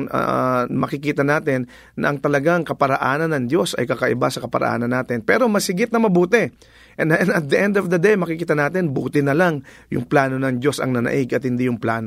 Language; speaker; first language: Filipino; native; Filipino